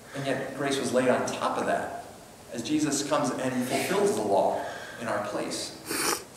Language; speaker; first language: English; native; English